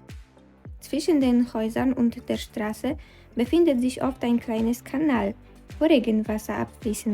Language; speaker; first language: German; non-native, fluent; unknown